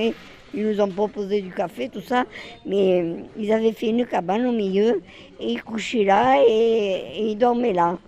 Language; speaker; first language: French; native; French